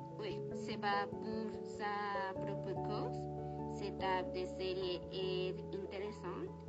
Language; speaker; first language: French; non-native, learner; Spanish